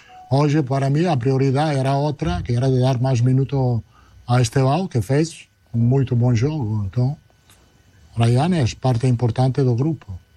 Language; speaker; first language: Portuguese; non-native, learner; Italian